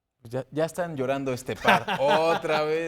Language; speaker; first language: Spanish; native; Spanish